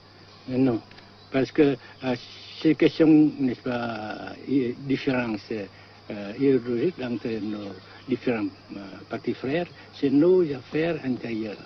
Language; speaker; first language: French; non-native, fluent; Vietnamese